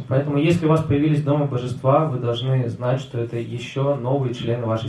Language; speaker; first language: Russian; native; Russian